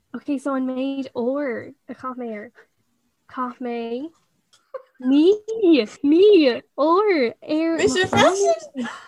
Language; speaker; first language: Irish; non-native, local second language; English